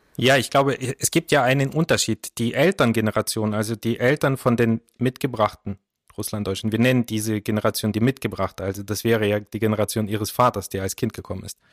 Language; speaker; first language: German; early bilingual, other home language; Russian